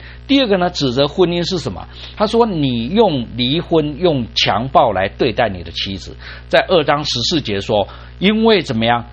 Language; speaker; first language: Chinese; native; Chinese